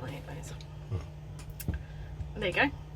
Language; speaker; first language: English; native; English